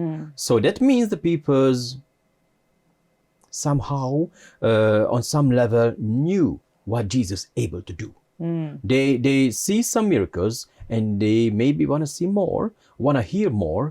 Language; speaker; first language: English; non-native, fluent; Hungarian